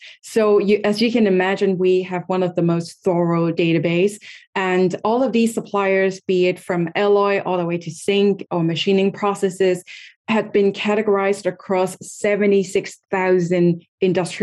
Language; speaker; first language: English; non-native, local second language; Cantonese